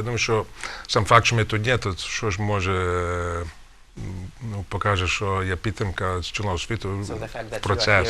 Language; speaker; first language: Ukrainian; early bilingual, heritage; Ukrainian